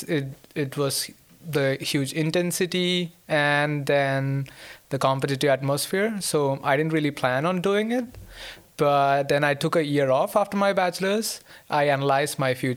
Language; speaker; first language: English; non-native, local second language; Malayalam